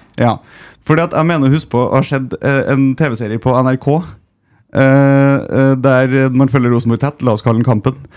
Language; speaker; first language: Norwegian; native; Norwegian